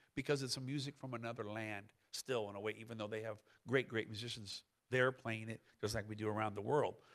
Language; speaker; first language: English; native; English